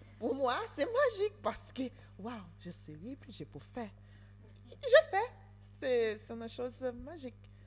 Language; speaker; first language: French; non-native, learner; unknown